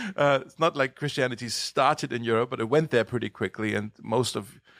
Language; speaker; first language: English; non-native, fluent; German